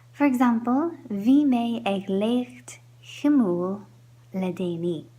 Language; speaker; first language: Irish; non-native, local second language; English